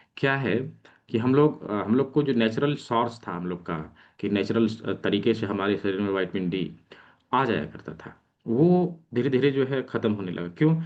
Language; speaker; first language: Hindi; native; Hindi